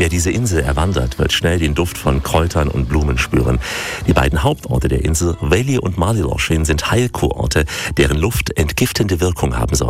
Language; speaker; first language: German; native; German